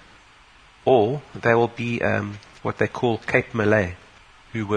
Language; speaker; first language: English; native; English